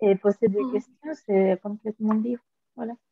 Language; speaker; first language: French; non-native, fluent; Spanish